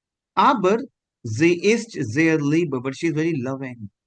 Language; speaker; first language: German; non-native, fluent; Hindi